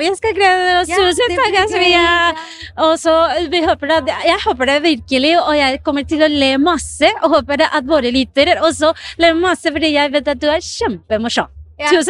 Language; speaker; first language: Norwegian; non-native, fluent; Spanish